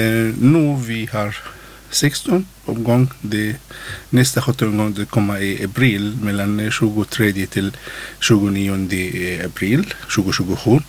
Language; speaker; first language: Swedish; non-native, learner; Arabic